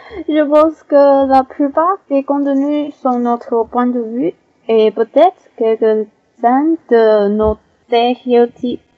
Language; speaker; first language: French; non-native, learner; Chinese